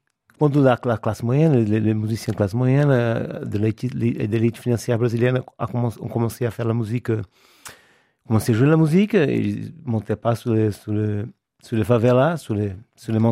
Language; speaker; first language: French; non-native, fluent; Portuguese